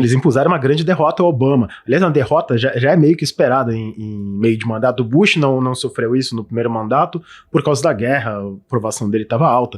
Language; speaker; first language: Portuguese; native; Portuguese